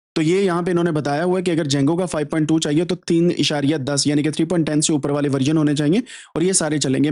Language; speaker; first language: Urdu; native; Urdu